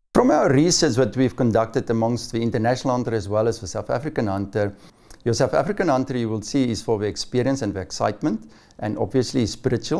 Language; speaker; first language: English; non-native, local second language; Afrikaans